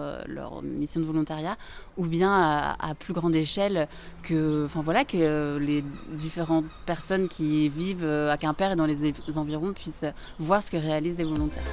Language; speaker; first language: French; native; French